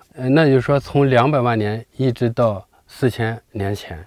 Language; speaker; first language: Chinese; native; Chinese